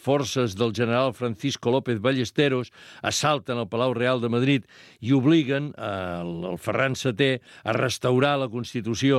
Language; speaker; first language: Catalan; native; Catalan